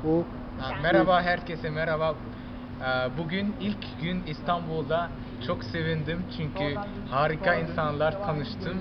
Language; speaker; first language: Turkish; non-native, learner; Chinese